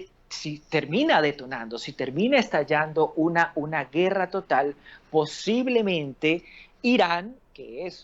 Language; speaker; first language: Spanish; native; Spanish